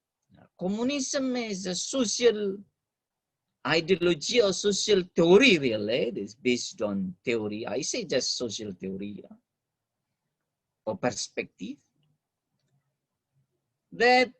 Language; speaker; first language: English; non-native, fluent; Indonesian